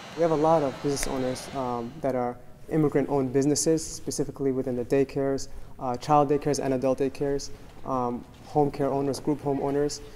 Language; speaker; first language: English; native; English